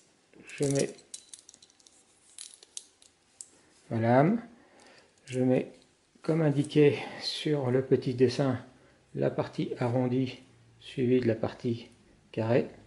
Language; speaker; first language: French; native; French